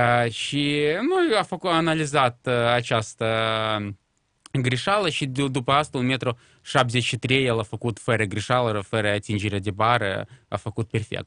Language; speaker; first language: Romanian; non-native, local second language; Russian